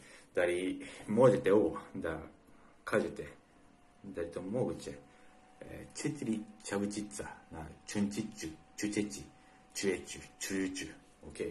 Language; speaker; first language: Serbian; non-native, learner; Japanese